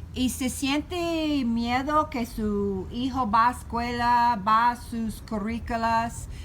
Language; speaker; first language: Spanish; non-native, learner; English